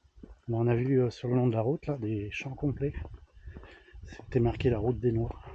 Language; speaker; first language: French; native; French